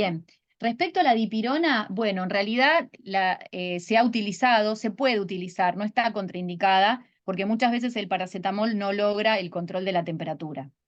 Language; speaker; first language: Spanish; native; Spanish